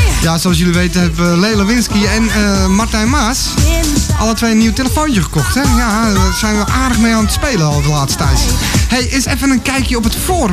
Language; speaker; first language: Dutch; native; Dutch